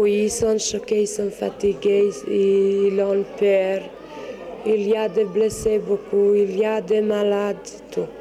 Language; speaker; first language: French; non-native, learner; Albanian